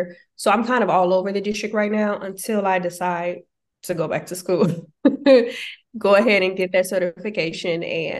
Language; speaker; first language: English; native; English